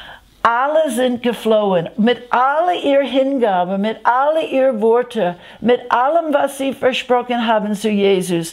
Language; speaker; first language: German; non-native, fluent; English